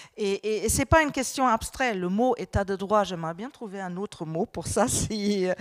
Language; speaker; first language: French; non-native, fluent; German